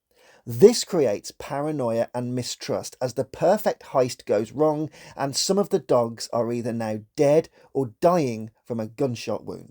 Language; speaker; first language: English; native; English